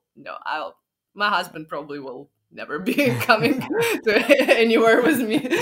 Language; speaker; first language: English; non-native, fluent; Russian